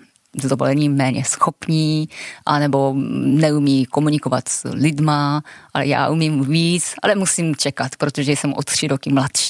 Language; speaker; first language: Czech; non-native, fluent; Japanese